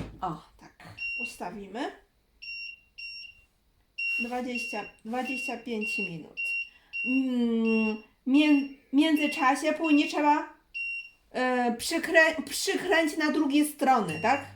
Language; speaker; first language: Polish; non-native, learner; Chinese